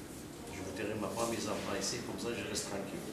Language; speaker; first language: French; non-native, learner; Arabic